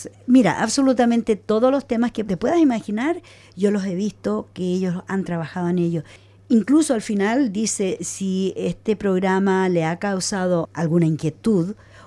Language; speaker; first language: Spanish; native; Spanish